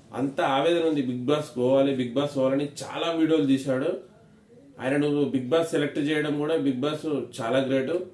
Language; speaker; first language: Telugu; native; Telugu